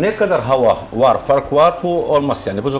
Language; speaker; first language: Turkish; non-native, learner; Arabic